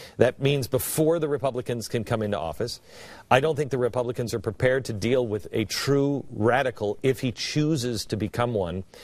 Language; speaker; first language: English; native; English